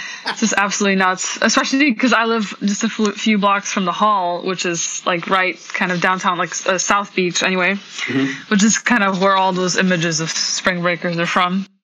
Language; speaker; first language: English; early bilingual, other home language; Polish